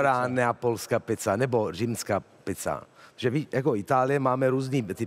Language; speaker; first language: Czech; non-native, fluent; Italian